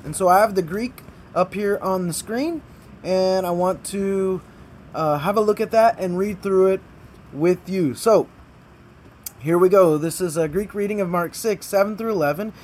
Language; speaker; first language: English; native; English